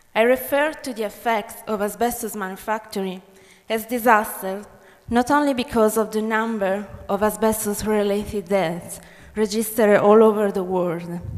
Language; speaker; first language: English; non-native, fluent; Italian